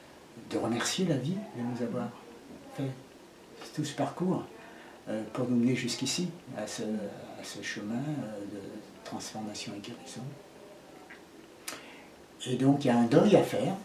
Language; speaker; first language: French; native; French